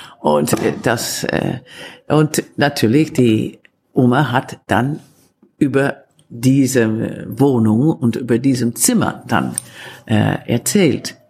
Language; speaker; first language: German; non-native, fluent; Italian